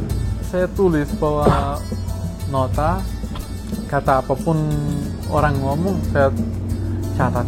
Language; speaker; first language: Indonesian; non-native, fluent; Arabic